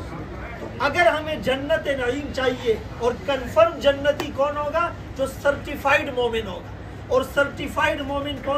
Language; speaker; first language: Urdu; native; Urdu